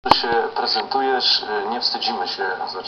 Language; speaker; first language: Polish; native; Polish